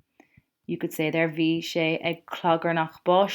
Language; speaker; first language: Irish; non-native, local second language; English